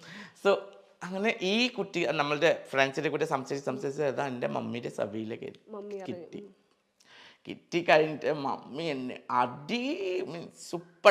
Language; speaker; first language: Malayalam; non-native, learner; Assamese